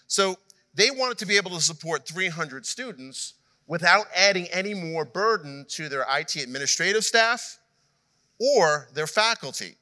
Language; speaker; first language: English; native; English